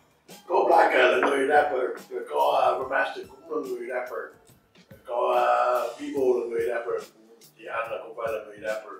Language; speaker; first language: Vietnamese; early bilingual, heritage; English